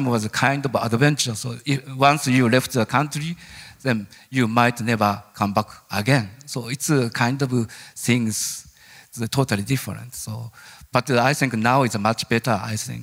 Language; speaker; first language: English; non-native, learner; Japanese